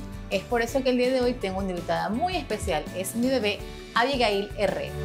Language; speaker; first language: Spanish; native; Spanish